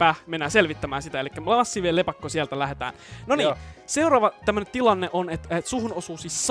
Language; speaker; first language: Finnish; native; Finnish